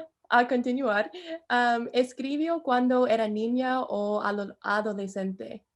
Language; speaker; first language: Spanish; non-native, learner; English